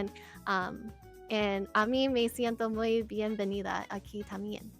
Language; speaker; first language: Spanish; non-native, learner; English